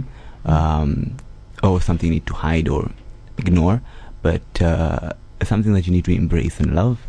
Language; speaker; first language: English; non-native, local second language; Swahili